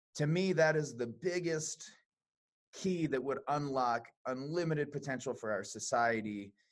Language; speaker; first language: English; native; English